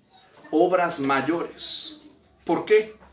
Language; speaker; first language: Spanish; native; Spanish